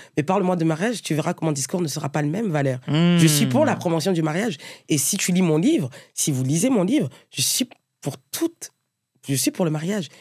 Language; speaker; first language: French; native; French